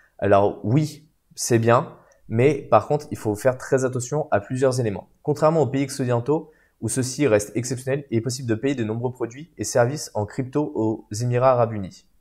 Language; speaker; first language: French; native; French